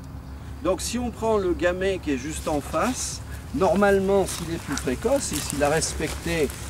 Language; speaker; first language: French; native; French